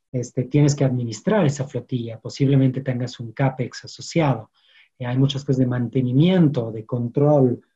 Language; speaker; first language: Spanish; non-native, fluent; French